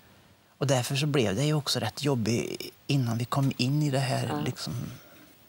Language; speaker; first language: Swedish; native; Swedish